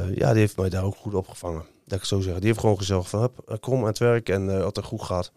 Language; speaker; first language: Dutch; native; Dutch